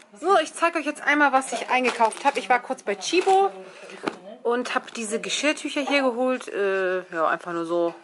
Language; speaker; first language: German; early bilingual, other home language; Turkish